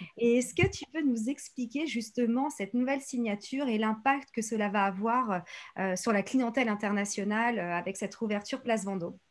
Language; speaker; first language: French; native; French